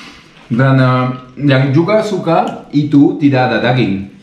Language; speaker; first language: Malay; non-native, learner; Swiss German